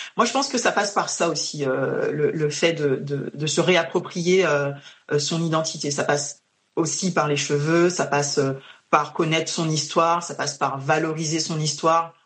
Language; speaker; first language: French; native; French